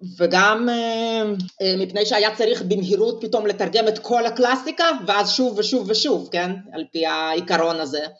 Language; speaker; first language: Hebrew; non-native, fluent; Russian